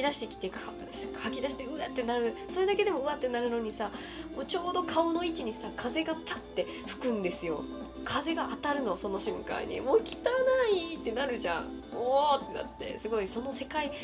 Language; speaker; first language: Japanese; native; Japanese